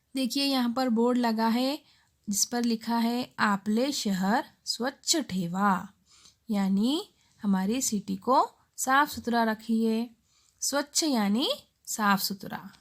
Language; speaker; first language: Hindi; non-native, local second language; Urdu